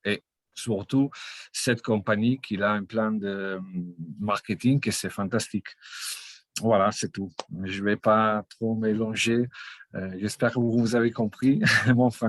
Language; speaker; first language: French; non-native, fluent; Portuguese